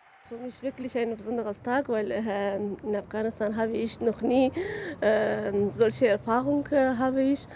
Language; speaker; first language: German; non-native, learner; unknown